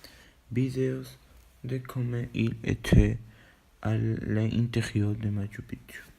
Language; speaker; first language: French; non-native, learner; Spanish